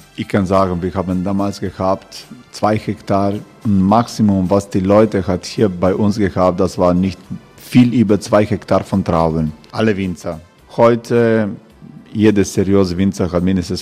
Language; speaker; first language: German; non-native, learner; Croatian